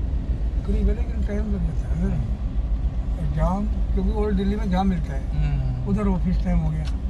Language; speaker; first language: Hindi; native; Hindi